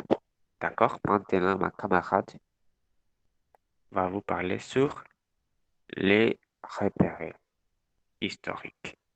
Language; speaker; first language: French; non-native, learner; Spanish